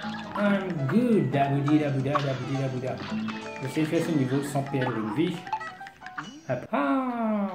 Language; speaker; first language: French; non-native, local second language; Morisyen